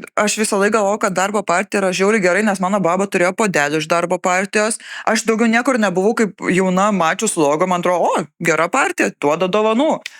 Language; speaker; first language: Lithuanian; native; Lithuanian